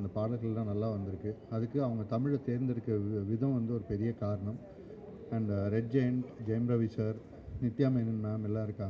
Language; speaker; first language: Tamil; native; Tamil